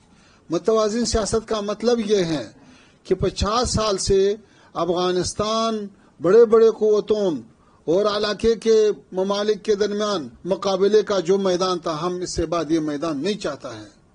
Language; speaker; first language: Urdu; non-native, fluent; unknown